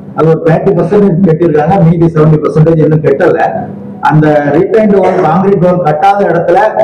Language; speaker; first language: Tamil; native; Tamil